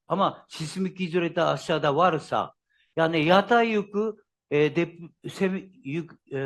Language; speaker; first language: Turkish; non-native, learner; Japanese